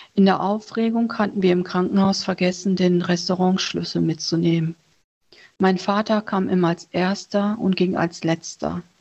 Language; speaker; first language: German; early bilingual, other home language; Chinese